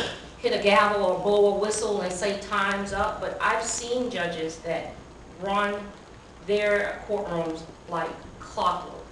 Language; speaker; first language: English; native; English